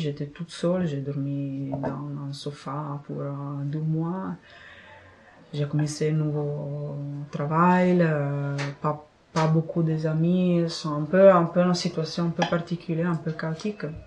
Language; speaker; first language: French; non-native, fluent; Italian